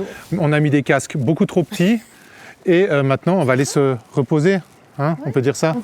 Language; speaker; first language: French; native; French